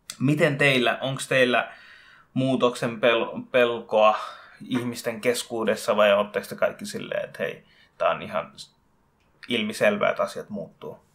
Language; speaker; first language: Finnish; early bilingual, other home language; Bangla